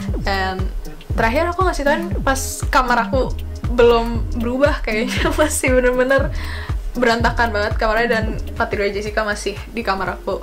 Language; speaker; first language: Indonesian; native; Indonesian